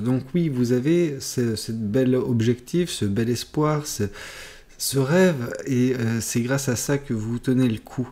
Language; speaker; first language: French; native; French